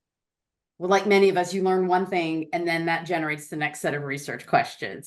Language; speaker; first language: English; native; English